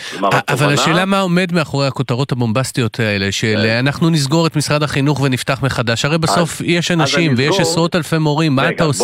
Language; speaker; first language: Hebrew; native; Hebrew